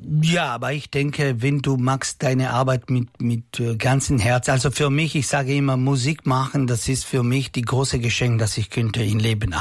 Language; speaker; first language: German; non-native, fluent; Italian